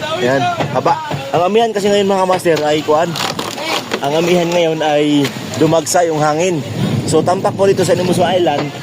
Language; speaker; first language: Filipino; non-native, local second language; Bikol